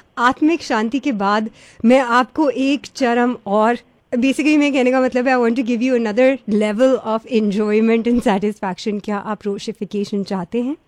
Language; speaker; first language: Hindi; early bilingual, heritage; Hindi